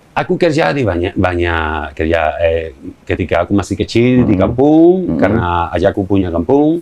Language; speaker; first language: Indonesian; non-native, learner; Spanish